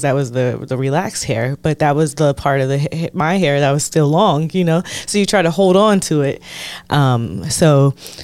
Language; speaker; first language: English; native; English